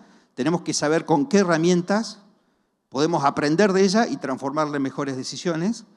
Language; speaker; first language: Spanish; native; Spanish